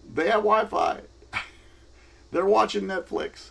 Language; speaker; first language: English; native; English